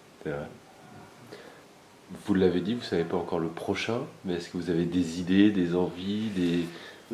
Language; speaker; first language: French; native; French